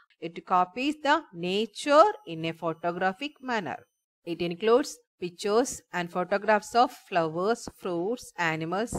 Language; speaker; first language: English; non-native, local second language; Malayalam